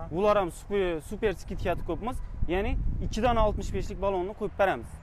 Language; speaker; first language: Uzbek; non-native, local second language; Kara-Kalpak